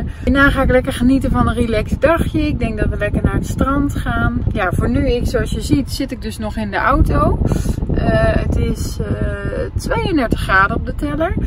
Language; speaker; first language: Dutch; native; Dutch